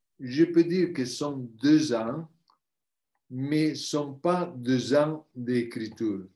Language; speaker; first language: French; non-native, learner; Italian